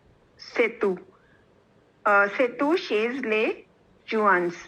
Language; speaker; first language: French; non-native, learner; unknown